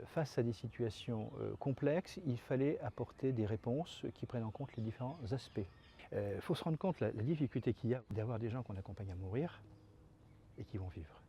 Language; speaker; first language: French; native; French